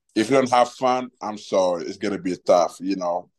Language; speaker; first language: English; non-native, fluent; Wolof